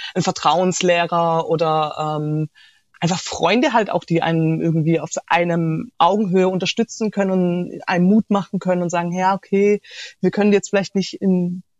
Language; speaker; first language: German; native; German